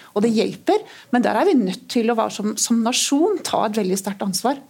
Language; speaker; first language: Norwegian; native; Norwegian